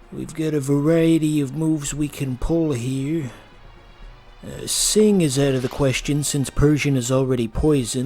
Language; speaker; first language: English; native; English